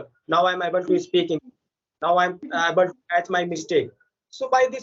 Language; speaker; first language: English; non-native, local second language; Hindi